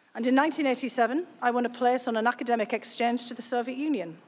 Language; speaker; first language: English; native; English